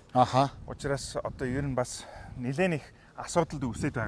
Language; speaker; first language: Mongolian; non-native, fluent; English